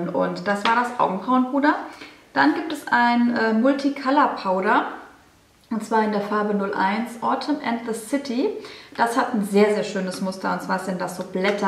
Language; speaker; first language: German; native; German